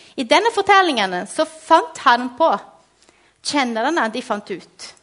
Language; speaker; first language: Norwegian; non-native, fluent; Portuguese